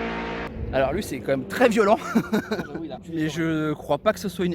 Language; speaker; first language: French; native; French